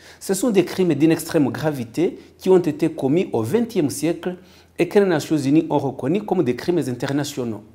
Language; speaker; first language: French; non-native, local second language; Kinyarwanda